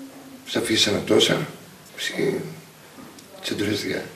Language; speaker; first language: Romanian; non-native, learner; Greek